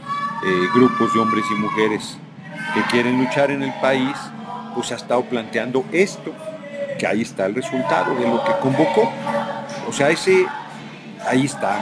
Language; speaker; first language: Spanish; native; Spanish